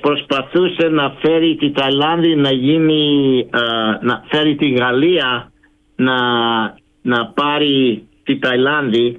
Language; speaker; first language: Greek; early bilingual, heritage; Greek